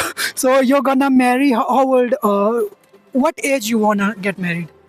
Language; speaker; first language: English; non-native, learner; Hindi